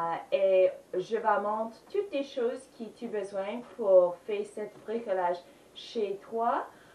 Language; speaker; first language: French; non-native, learner; English